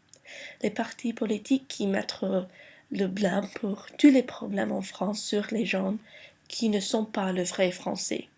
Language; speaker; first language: French; non-native, learner; English